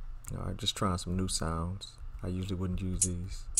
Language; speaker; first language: English; native; English